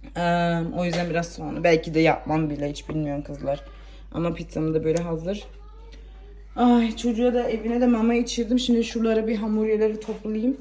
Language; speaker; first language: Turkish; early bilingual, heritage; Turkish